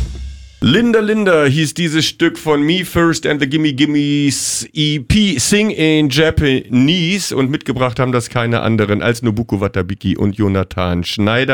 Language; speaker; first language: German; native; German